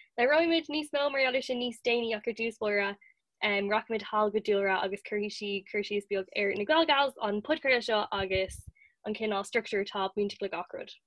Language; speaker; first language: Irish; non-native, local second language; English